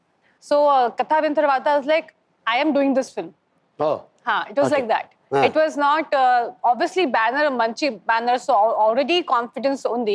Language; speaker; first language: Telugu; non-native, local second language; Hindi